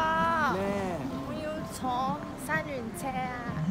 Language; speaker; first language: Cantonese; non-native, learner; Chinese